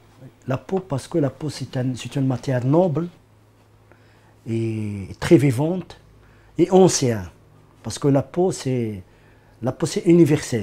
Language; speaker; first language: French; non-native, learner; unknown